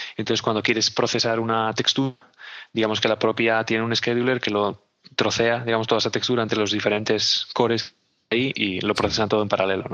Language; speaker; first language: Spanish; native; Spanish